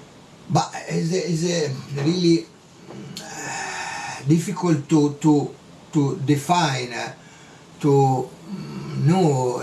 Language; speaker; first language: English; non-native, learner; Italian